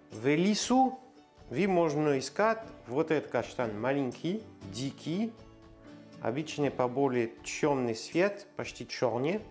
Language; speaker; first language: Russian; non-native, learner; French